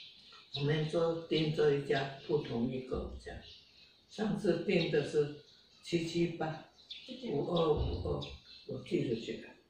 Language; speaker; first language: Chinese; non-native, local second language; Hakka Chinese